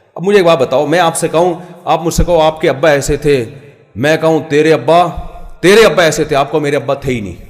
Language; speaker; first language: Urdu; non-native, local second language; Pashto